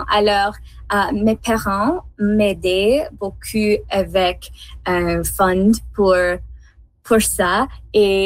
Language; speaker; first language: French; non-native, learner; English